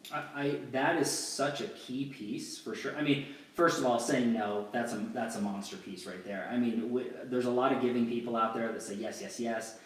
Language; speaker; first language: English; native; English